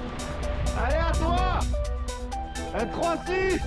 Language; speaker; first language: French; native; French